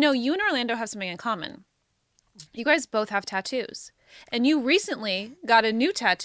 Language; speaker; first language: English; native; English